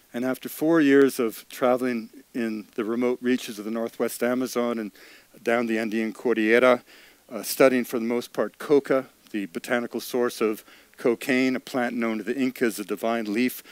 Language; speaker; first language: English; native; English